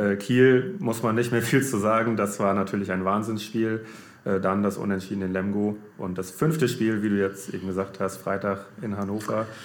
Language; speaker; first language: German; native; German